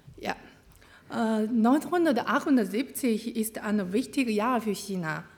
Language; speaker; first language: German; non-native, learner; Chinese